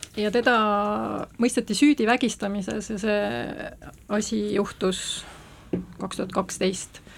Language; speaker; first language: Estonian; native; Estonian